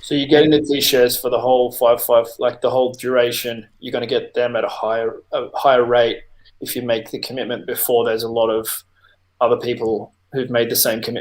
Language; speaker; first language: English; native; English